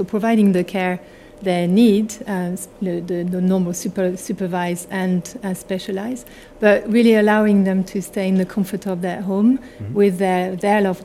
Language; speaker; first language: English; non-native, fluent; French